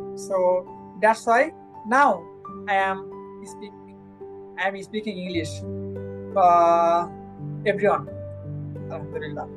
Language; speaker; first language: English; non-native, learner; Bangla